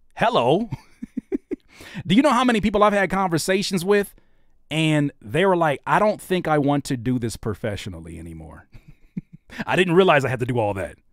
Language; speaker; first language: English; native; English